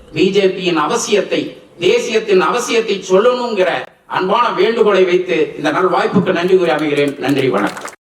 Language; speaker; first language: Tamil; non-native, local second language; Telugu